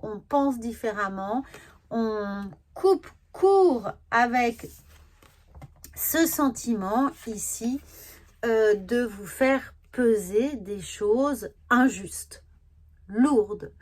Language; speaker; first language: French; native; French